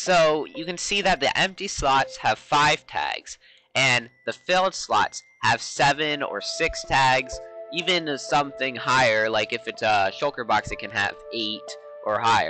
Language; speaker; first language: English; native; English